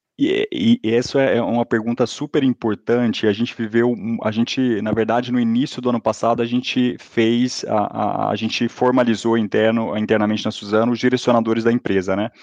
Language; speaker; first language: Portuguese; native; Portuguese